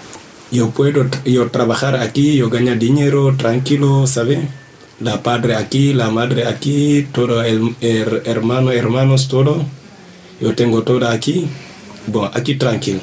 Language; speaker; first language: Spanish; non-native, learner; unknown